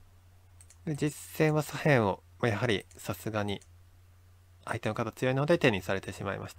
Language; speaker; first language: Japanese; native; Japanese